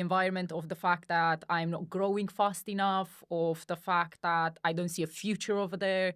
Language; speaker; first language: English; non-native, fluent; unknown